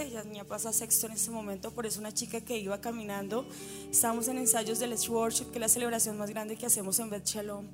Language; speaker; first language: Spanish; native; Spanish